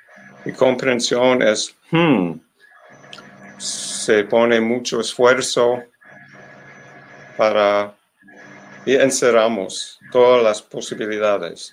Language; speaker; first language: Spanish; non-native, learner; English